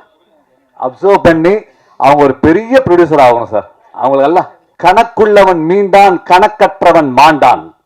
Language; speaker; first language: Tamil; native; Tamil